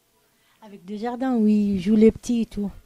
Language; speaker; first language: French; non-native, learner; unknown